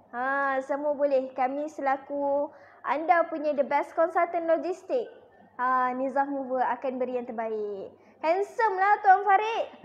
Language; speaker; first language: Malay; native; Malay